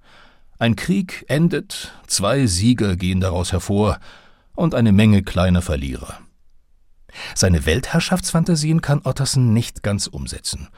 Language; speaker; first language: German; native; German